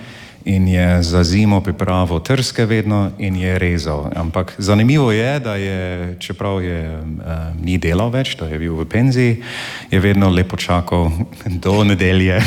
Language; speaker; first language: Slovenian; non-native, fluent; English